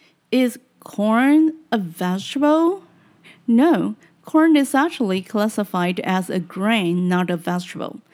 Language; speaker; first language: English; non-native, fluent; Chinese